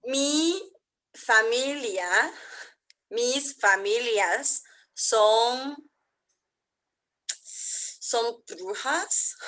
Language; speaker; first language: Spanish; non-native, learner; English